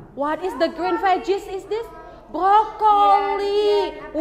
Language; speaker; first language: English; non-native, learner; Indonesian